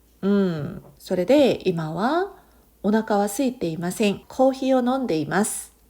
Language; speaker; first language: Japanese; non-native, fluent; Korean